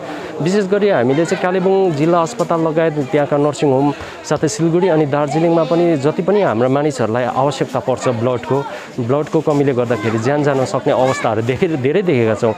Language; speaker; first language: Nepali; native; Nepali